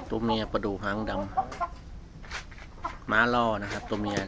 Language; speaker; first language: Thai; native; Thai